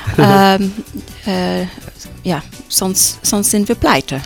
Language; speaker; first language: German; non-native, fluent; English